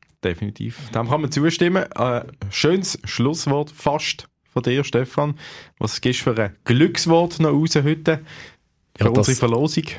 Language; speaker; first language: German; native; German